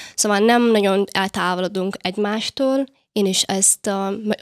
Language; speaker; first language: Hungarian; non-native, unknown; Somali